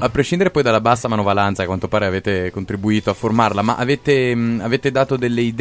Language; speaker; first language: Italian; native; Italian